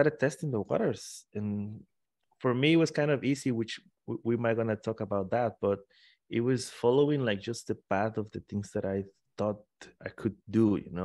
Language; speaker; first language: English; non-native, fluent; Spanish